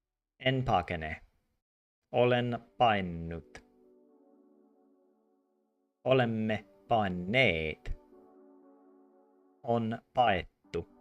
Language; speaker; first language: Finnish; non-native, learner; English